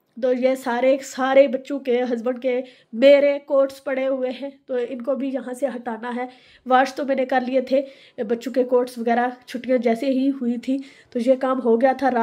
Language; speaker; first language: Urdu; native; Urdu